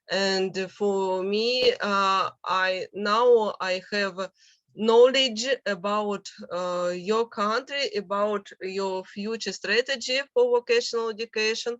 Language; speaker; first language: English; non-native, learner; Russian